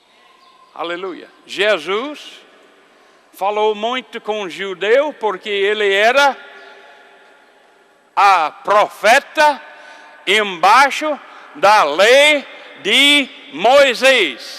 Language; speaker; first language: Portuguese; non-native, fluent; English